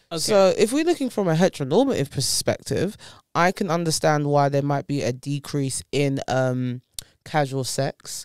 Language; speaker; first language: English; native; English